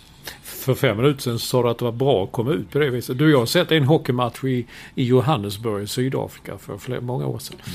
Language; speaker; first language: Swedish; native; Swedish